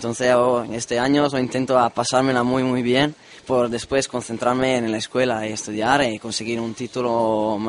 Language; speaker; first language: Spanish; non-native, learner; Italian